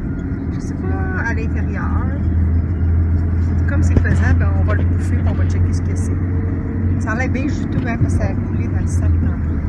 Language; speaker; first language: French; native; French